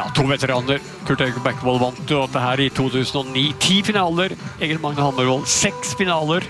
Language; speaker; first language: Norwegian; native; Norwegian